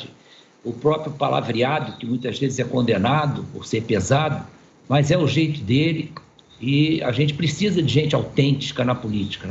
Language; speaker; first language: Portuguese; native; Portuguese